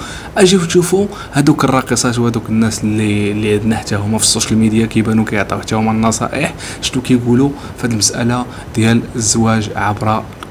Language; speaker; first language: Arabic; native; Arabic